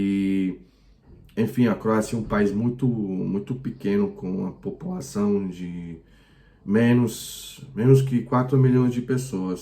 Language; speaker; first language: Portuguese; non-native, fluent; Croatian